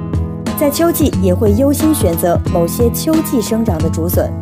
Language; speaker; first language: Chinese; native; Chinese